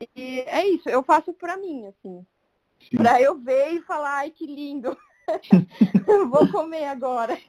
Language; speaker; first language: Portuguese; native; Portuguese